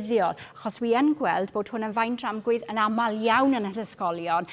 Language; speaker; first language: Welsh; native; Welsh